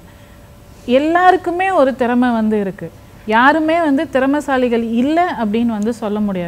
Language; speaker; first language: Tamil; native; Tamil